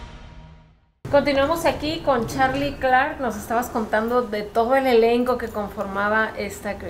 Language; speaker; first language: Spanish; native; Spanish